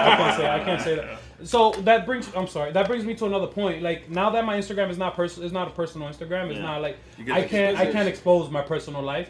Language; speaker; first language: English; early bilingual, other home language; Spanish